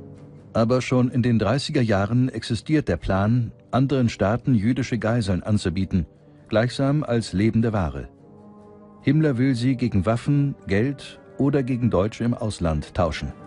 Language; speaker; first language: German; native; German